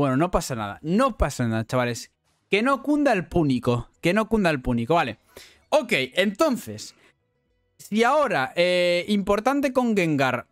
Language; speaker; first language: Spanish; native; Spanish